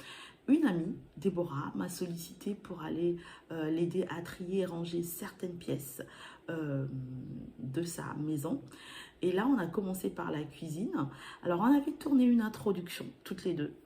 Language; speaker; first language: French; native; French